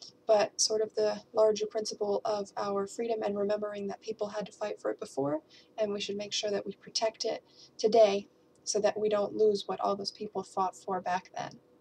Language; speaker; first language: English; native; English